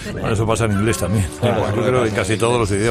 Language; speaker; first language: Spanish; native; Spanish